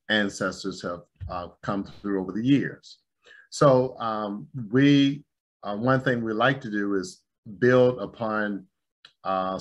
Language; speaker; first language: English; native; English